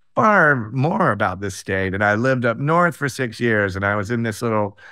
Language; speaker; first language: English; native; English